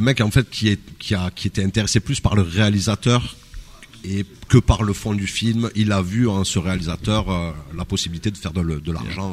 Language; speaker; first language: French; native; French